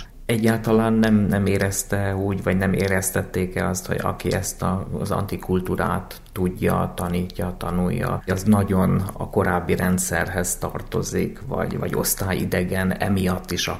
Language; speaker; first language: Hungarian; native; Hungarian